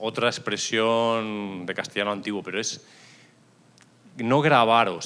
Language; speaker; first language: Spanish; native; Spanish